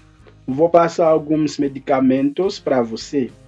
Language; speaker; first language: Portuguese; non-native, fluent; Haitian Creole